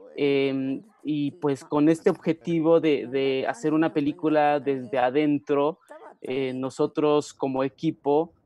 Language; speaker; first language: Spanish; non-native, local second language; Mixtepec Mixtec